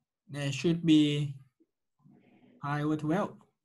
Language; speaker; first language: English; non-native, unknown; Thai